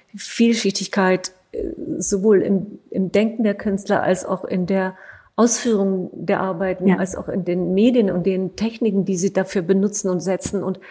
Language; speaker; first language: German; native; German